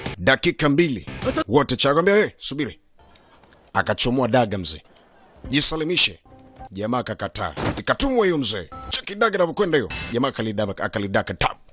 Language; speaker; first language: Swahili; native; Swahili